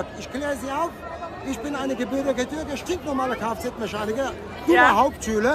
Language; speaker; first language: German; non-native, fluent; Turkish